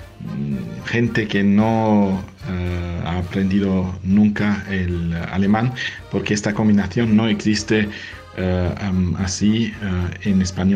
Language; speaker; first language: Spanish; non-native, fluent; German